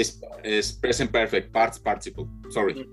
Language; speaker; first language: English; non-native, learner; Spanish